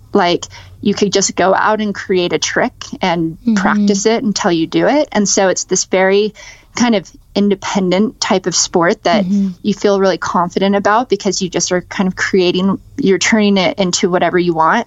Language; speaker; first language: English; native; English